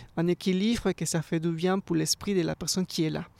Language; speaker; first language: French; non-native, fluent; Spanish